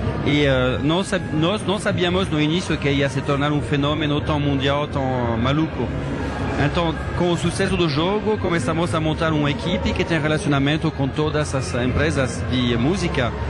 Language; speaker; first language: Portuguese; non-native, fluent; French